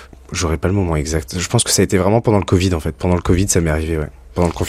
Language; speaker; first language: French; native; French